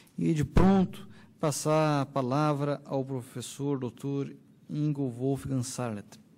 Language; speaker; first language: Portuguese; native; Portuguese